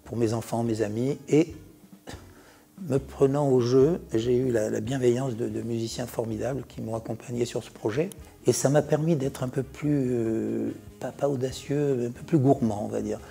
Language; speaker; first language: French; native; French